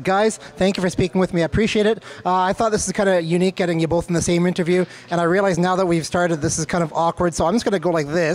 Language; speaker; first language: English; native; English